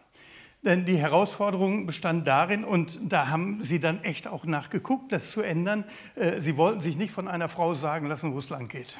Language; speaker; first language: German; native; German